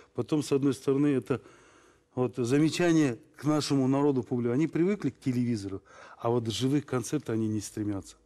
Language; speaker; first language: Russian; non-native, local second language; Kazakh